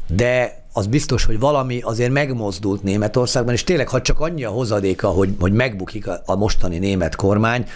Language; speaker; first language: Hungarian; non-native, fluent; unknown